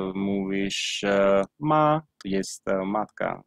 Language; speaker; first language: Polish; non-native, learner; Italian